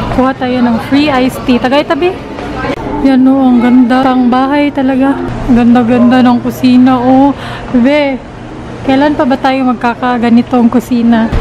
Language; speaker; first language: Filipino; non-native, local second language; Cebuano